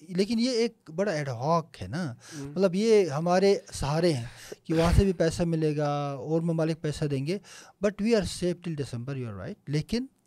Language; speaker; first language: Urdu; non-native, local second language; Punjabi